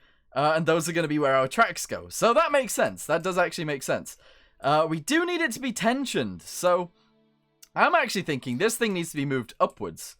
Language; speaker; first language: English; native; English